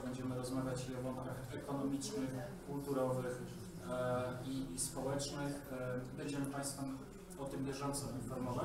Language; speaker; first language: Polish; native; Polish